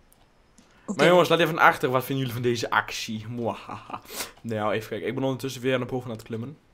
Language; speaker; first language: Dutch; native; Dutch